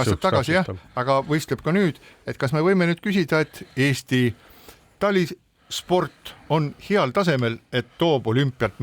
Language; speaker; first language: Estonian; native; Estonian